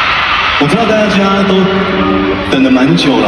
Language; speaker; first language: Chinese; native; Chinese